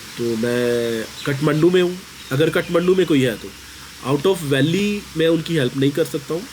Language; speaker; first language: Urdu; non-native, local second language; Punjabi